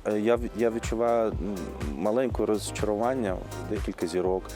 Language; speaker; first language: Ukrainian; early bilingual, heritage; Arabic